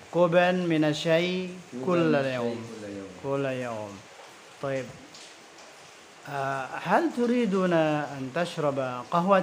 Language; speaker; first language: Arabic; non-native, fluent; Indonesian